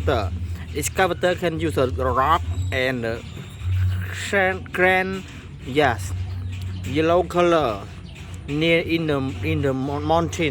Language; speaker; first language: English; non-native, learner; Indonesian